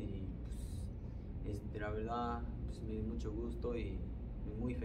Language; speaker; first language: Spanish; non-native, fluent; Japanese